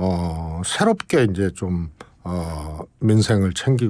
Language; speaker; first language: Korean; native; Korean